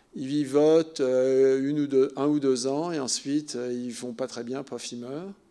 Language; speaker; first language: French; native; French